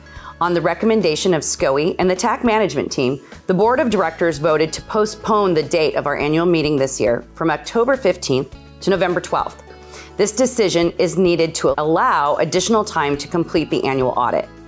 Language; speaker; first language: English; native; English